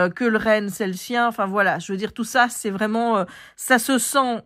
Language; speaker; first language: French; native; French